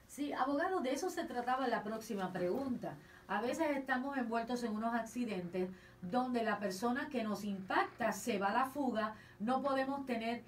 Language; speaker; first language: Spanish; native; Spanish